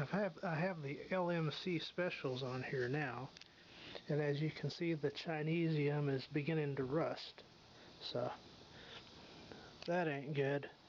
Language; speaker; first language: English; native; English